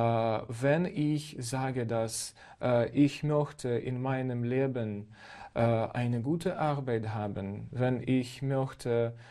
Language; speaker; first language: German; non-native, learner; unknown